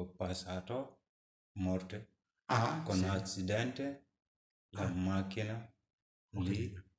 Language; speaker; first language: Italian; non-native, learner; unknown